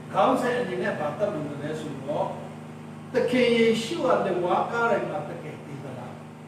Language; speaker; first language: Burmese; non-native, local second language; Tedim Chin